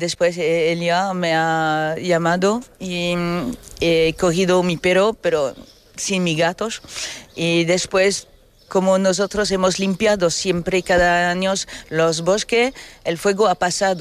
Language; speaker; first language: Spanish; early bilingual, heritage; French